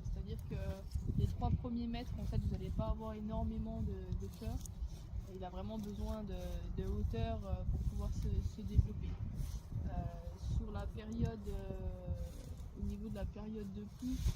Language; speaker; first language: French; native; French